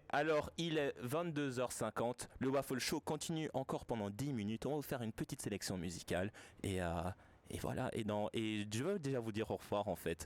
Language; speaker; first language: French; native; French